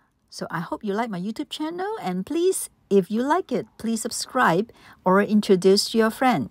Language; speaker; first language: English; non-native, local second language; Cantonese